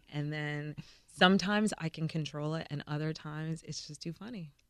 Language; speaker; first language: English; native; English